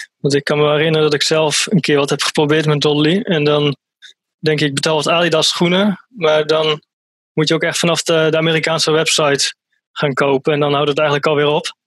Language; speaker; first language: Dutch; native; Dutch